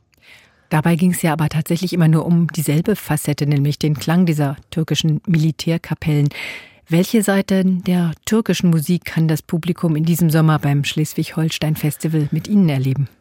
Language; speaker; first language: German; native; German